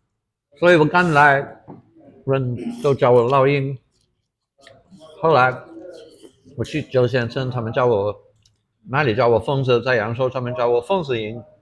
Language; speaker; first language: Chinese; non-native, fluent; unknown